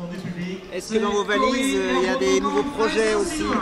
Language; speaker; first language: French; native; French